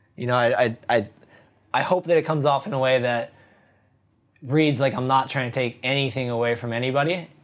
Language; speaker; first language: English; native; English